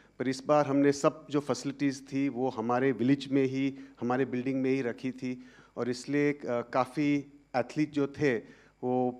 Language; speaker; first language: Hindi; native; Hindi